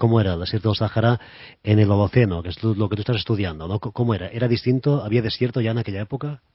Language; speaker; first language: Spanish; non-native, local second language; Catalan